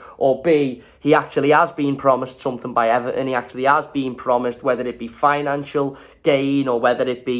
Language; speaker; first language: English; native; English